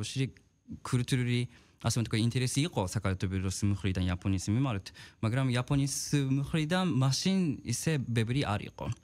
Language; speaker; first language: Georgian; non-native, fluent; Japanese